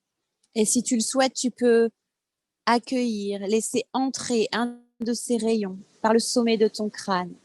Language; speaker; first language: French; native; French